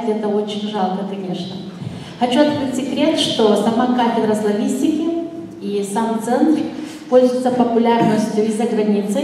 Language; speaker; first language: Russian; non-native, local second language; Romanian